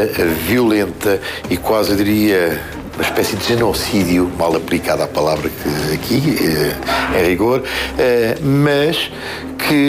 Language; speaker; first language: Portuguese; native; Portuguese